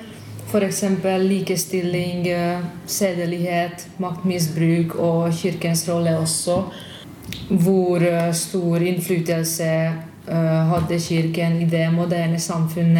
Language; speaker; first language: Norwegian; non-native, fluent; Hungarian